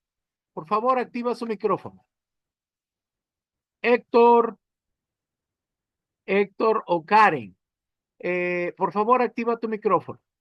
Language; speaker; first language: Spanish; native; Spanish